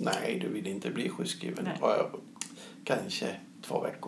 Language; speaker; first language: Swedish; non-native, fluent; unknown